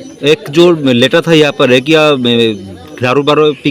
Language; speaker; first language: Hindi; non-native, local second language; Kok Borok